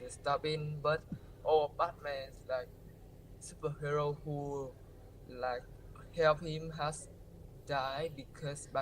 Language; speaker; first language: English; non-native, learner; Vietnamese